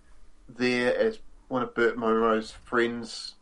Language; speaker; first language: English; native; English